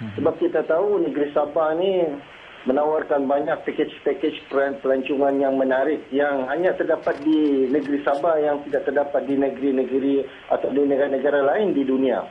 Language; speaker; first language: Malay; native; Malay